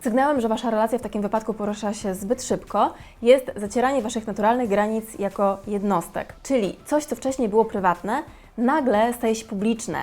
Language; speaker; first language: Polish; native; Polish